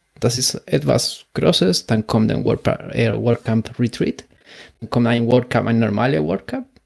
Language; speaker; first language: German; non-native, fluent; Spanish